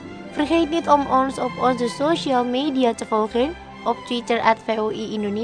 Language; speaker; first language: Dutch; non-native, fluent; Indonesian